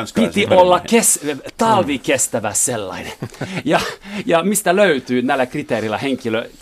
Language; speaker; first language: Finnish; non-native, fluent; French